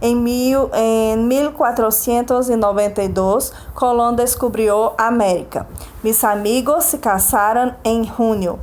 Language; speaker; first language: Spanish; non-native, fluent; Portuguese